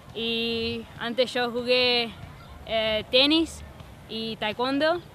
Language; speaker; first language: Spanish; non-native, fluent; English